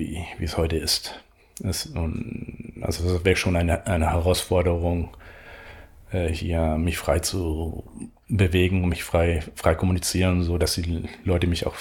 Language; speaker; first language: German; non-native, fluent; Spanish